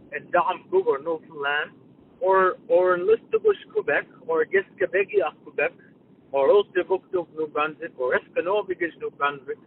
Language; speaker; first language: English; non-native, fluent; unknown